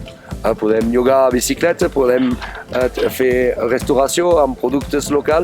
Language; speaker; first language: Catalan; non-native, fluent; French